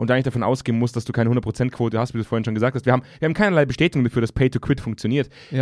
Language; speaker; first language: German; native; German